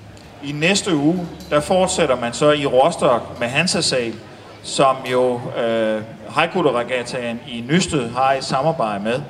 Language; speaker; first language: Danish; native; Danish